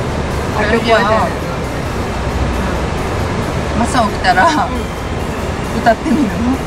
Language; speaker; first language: Japanese; native; Japanese